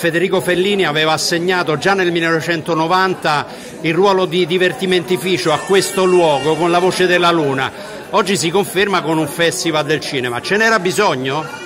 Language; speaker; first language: Italian; native; Italian